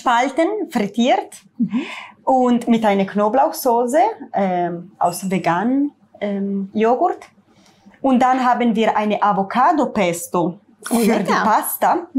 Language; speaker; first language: German; non-native, learner; Italian